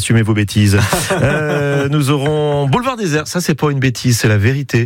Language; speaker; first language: French; native; French